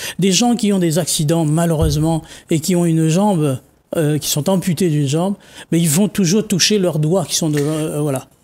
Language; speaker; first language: French; non-native, local second language; Réunion Creole French